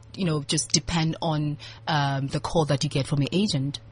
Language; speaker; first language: English; non-native, local second language; Southern Sotho